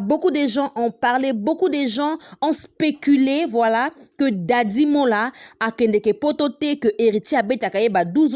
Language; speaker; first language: French; non-native, local second language; Lingala